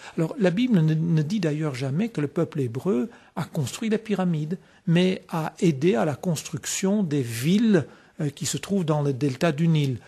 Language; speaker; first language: French; native; French